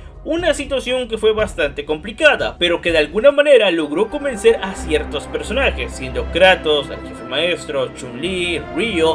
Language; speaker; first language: Spanish; native; Spanish